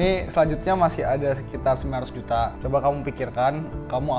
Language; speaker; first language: Indonesian; native; Indonesian